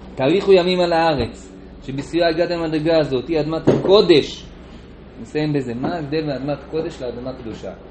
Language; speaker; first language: Hebrew; native; Hebrew